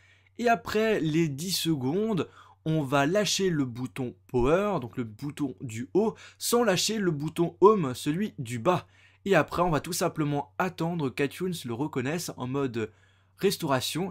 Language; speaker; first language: French; native; French